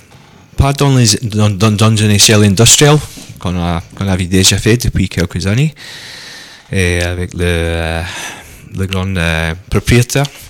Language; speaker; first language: French; non-native, learner; English